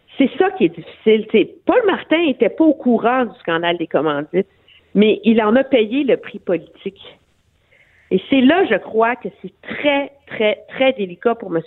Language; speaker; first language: French; native; French